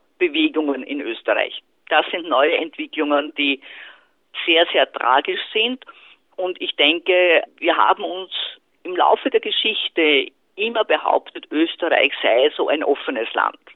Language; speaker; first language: German; native; German